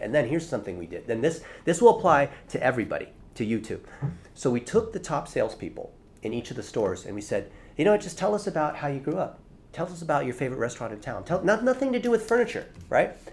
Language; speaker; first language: English; early bilingual, other home language; Chinese